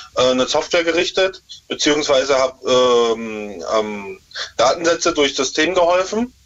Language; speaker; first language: German; native; German